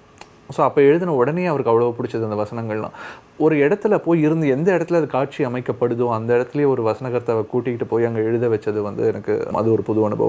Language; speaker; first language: Tamil; native; Tamil